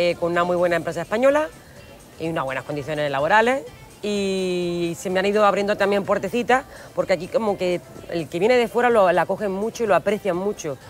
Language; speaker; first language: Spanish; native; Spanish